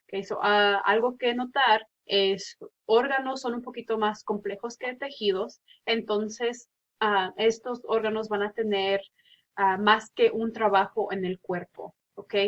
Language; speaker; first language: Spanish; early bilingual, heritage; Spanish